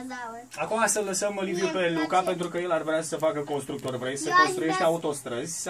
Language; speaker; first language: Romanian; native; Romanian